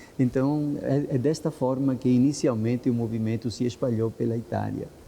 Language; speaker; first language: Portuguese; non-native, fluent; Italian